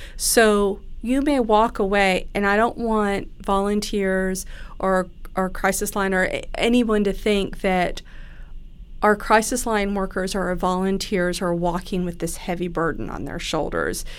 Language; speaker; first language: English; native; English